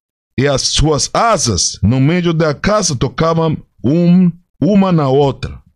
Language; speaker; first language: Portuguese; non-native, fluent; Spanish